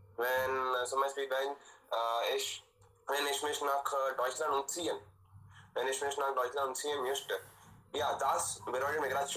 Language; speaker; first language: German; non-native, learner; Hindi